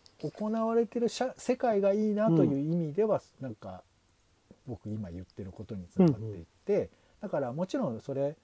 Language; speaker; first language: Japanese; native; Japanese